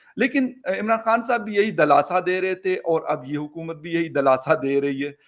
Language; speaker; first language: Urdu; non-native, local second language; Pashto